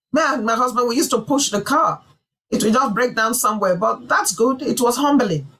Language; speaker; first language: English; non-native, local second language; Yoruba